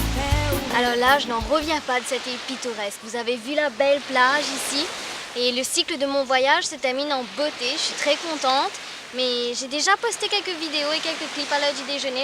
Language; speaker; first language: French; native; French